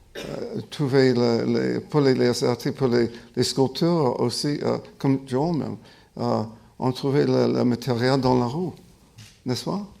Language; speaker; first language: French; non-native, fluent; English